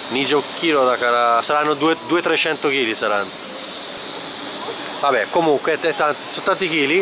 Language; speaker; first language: Italian; native; Italian